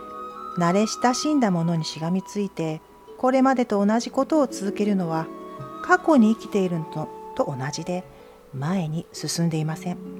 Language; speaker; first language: Japanese; native; Japanese